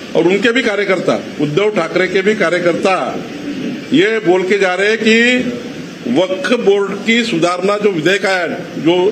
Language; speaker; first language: Hindi; non-native, local second language; Marathi